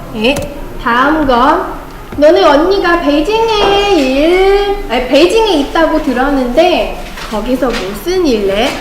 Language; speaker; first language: Korean; non-native, fluent; Chinese